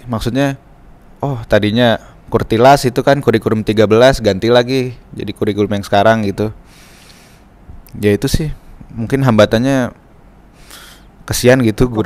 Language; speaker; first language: Indonesian; native; Indonesian